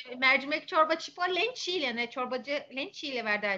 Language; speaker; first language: Portuguese; non-native, fluent; Turkish